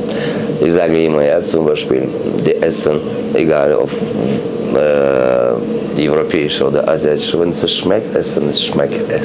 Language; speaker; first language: German; non-native, learner; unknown